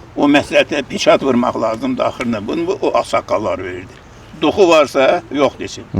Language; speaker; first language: Azerbaijani; non-native, local second language; Lezghian